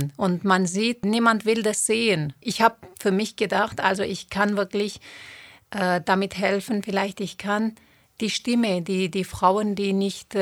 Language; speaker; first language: German; non-native, fluent; Turoyo